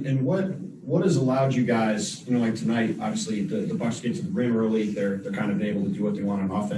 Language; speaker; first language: English; native; English